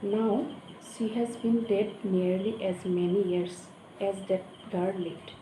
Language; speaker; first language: English; non-native, local second language; Assamese